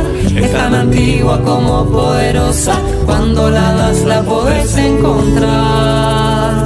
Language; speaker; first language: Spanish; native; Spanish